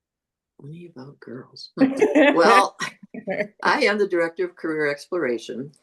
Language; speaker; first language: English; native; English